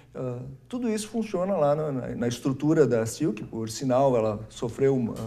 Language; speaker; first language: Portuguese; native; Portuguese